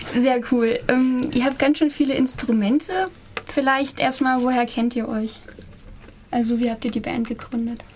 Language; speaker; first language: German; native; German